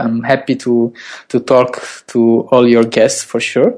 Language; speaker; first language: English; non-native, fluent; Italian